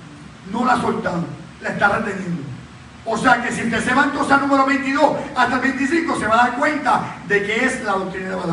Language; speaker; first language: Spanish; native; Spanish